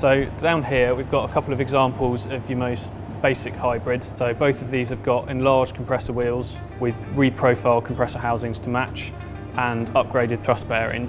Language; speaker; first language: English; native; English